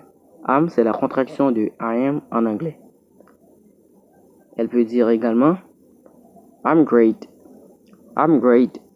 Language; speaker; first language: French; non-native, local second language; Haitian Creole